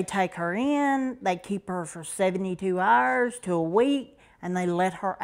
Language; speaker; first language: English; native; English